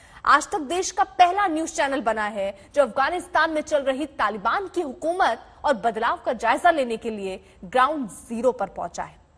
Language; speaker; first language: Hindi; native; Hindi